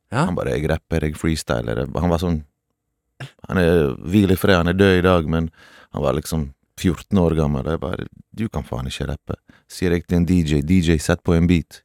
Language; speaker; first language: Norwegian; early bilingual, other home language; Bosnian